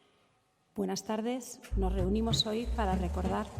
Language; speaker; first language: Spanish; native; Spanish